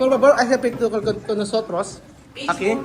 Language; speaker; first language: Spanish; non-native, learner; Filipino